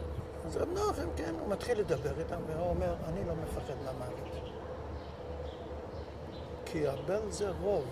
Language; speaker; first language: Hebrew; non-native, local second language; Yiddish